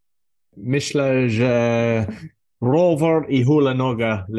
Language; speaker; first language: Polish; non-native, learner; English